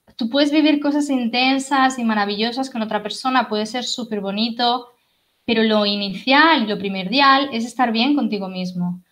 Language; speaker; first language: Spanish; native; Spanish